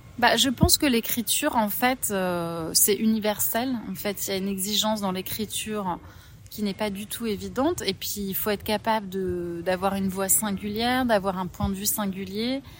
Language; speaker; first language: French; native; French